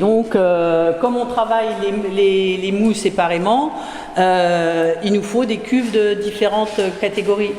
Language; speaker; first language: French; native; French